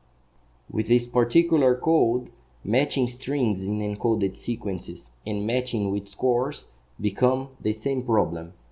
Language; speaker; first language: English; non-native, fluent; Portuguese